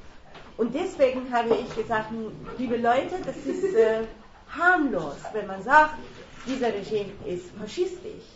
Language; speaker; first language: German; non-native, fluent; Persian